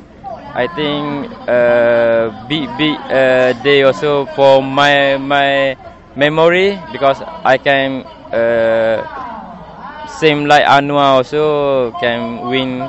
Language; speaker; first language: English; non-native, learner; Malay